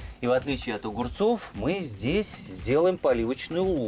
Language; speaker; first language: Russian; native; Russian